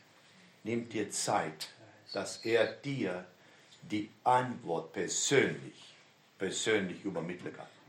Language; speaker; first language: German; non-native, fluent; Romanian